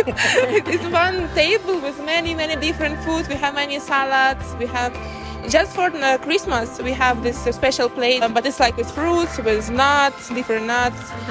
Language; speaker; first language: English; non-native, learner; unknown